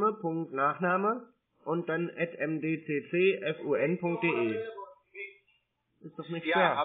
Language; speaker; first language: German; native; German